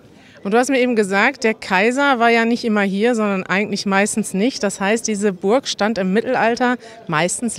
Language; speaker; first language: German; native; German